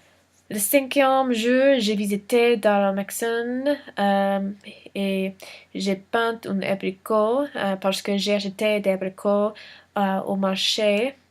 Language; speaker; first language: French; non-native, learner; English